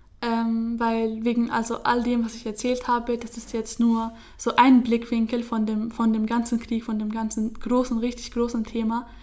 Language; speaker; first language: German; early bilingual, other home language; Kurdish